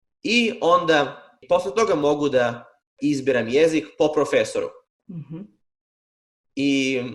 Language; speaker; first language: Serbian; non-native, fluent; Hebrew